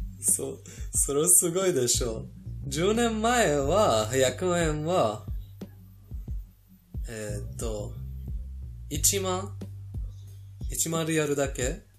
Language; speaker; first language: Japanese; non-native, fluent; Persian